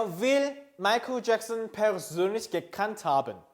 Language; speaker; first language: German; non-native, fluent; Korean